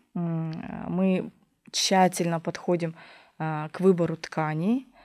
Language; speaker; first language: Russian; native; Russian